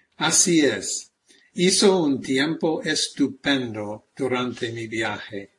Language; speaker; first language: Spanish; non-native, fluent; English